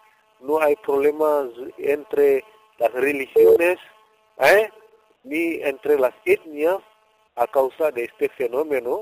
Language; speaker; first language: Spanish; non-native, fluent; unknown